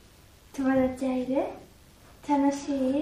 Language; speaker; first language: Japanese; early bilingual, heritage; Japanese